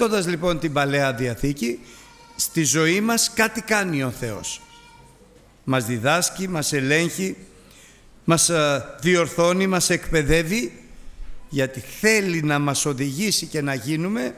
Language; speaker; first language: Greek; native; Greek